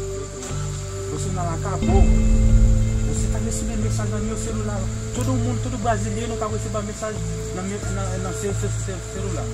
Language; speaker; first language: Portuguese; non-native, learner; Haitian Creole